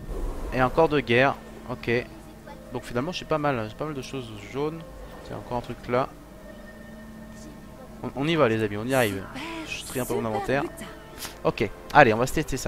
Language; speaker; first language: French; native; French